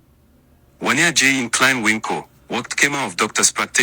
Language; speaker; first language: Dutch; non-native, learner; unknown